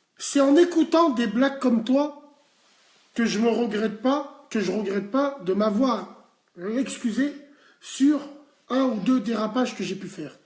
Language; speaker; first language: French; native; French